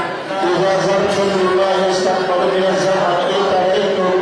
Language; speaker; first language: Arabic; non-native, fluent; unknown